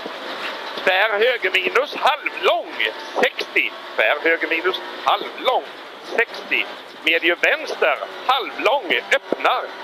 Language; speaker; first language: Swedish; native; Swedish